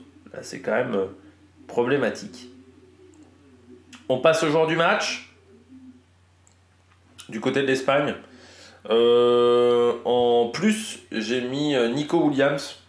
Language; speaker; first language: French; native; French